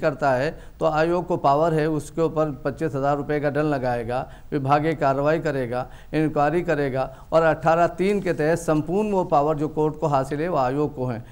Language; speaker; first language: Hindi; native; Hindi